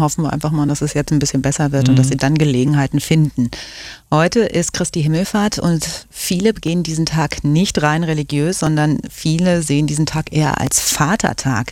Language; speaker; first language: German; native; German